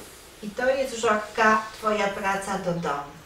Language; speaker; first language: Polish; non-native, learner; Russian